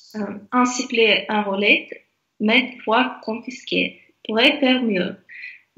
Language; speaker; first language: French; non-native, learner; Russian